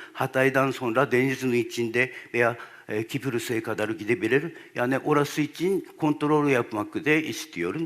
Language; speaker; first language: Turkish; non-native, learner; Japanese